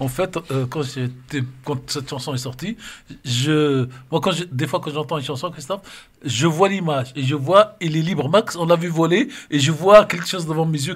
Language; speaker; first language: French; native; French